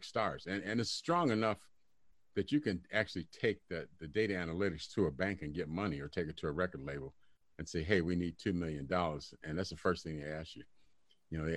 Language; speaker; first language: English; native; English